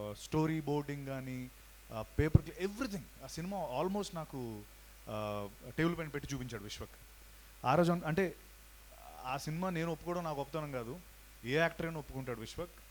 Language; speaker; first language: Telugu; native; Telugu